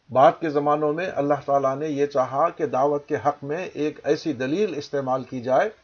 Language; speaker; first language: Urdu; native; Urdu